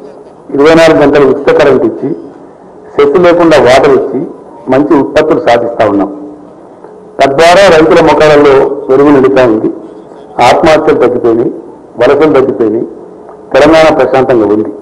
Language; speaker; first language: Telugu; native; Telugu